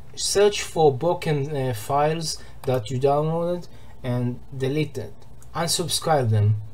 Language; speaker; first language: English; non-native, learner; Hebrew